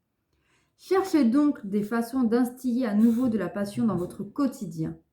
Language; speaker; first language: French; native; French